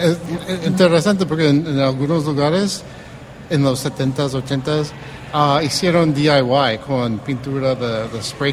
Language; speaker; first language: Spanish; early bilingual, heritage; English